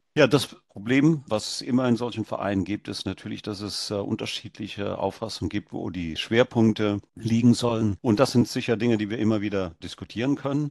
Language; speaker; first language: German; early bilingual, heritage; German